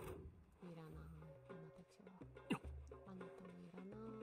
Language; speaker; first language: Japanese; non-native, learner; Russian